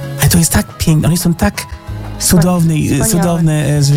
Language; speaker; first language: Polish; non-native, learner; English